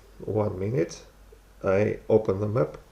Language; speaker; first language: English; non-native, learner; Russian